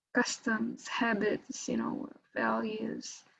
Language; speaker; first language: English; non-native, fluent; Indonesian